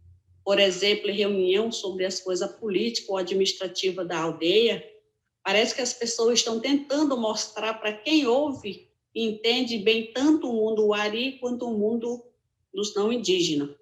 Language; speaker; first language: Portuguese; non-native, local second language; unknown